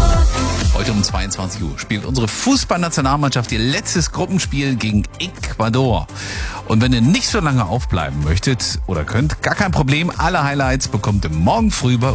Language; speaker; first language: German; native; German